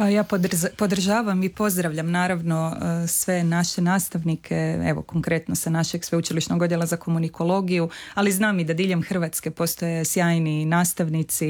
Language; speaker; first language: Serbian; native; Serbian